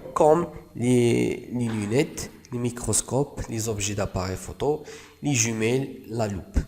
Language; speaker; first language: French; non-native, local second language; Arabic